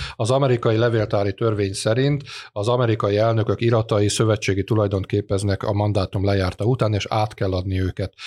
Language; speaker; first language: Hungarian; native; Hungarian